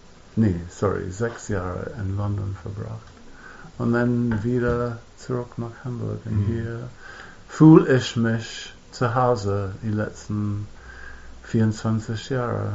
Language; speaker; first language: German; non-native, fluent; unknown